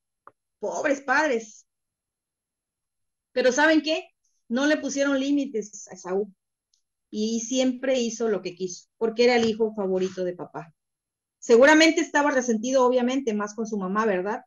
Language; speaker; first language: Spanish; native; Spanish